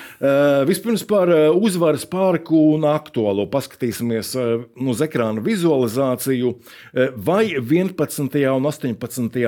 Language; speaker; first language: Latvian; native; Latvian